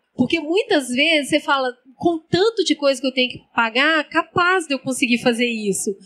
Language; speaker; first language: Portuguese; native; Portuguese